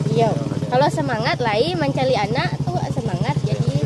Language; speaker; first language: Indonesian; non-native, local second language; Sundanese